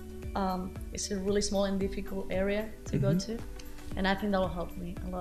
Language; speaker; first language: English; non-native, fluent; Spanish